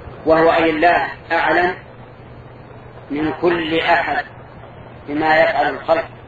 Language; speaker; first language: Arabic; native; Arabic